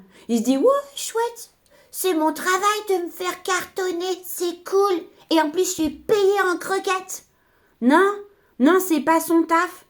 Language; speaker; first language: French; native; French